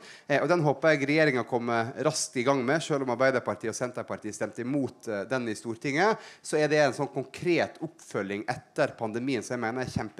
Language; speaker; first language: Norwegian; native; Norwegian